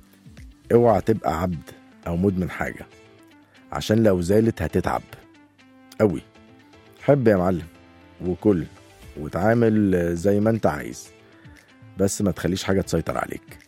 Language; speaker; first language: Arabic; native; Arabic